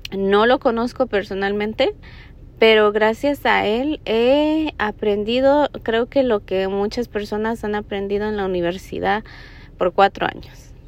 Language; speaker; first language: Spanish; early bilingual, heritage; Spanish